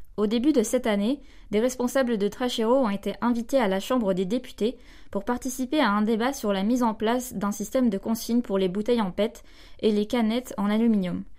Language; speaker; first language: French; native; French